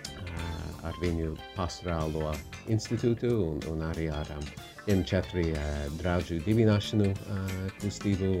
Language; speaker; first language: Latvian; non-native, fluent; English